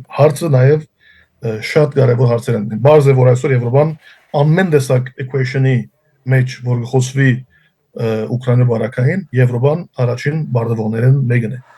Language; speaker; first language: Armenian; early bilingual, heritage; Armenian